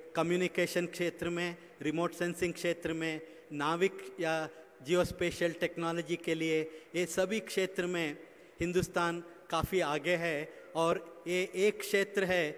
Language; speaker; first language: Hindi; non-native, local second language; Kannada